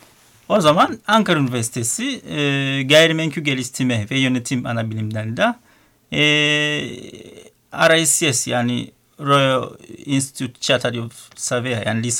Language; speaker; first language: Turkish; non-native, learner; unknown